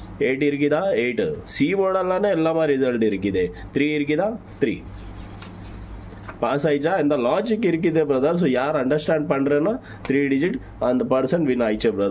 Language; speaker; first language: Tamil; non-native, learner; Kannada